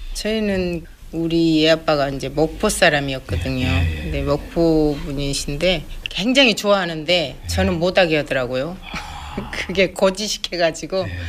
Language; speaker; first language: Korean; native; Korean